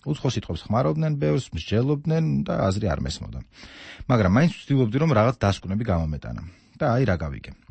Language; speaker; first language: Georgian; native; Georgian